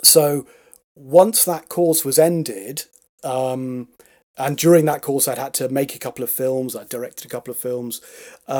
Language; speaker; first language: English; native; English